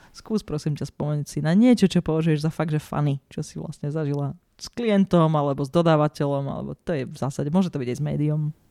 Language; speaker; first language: Slovak; native; Slovak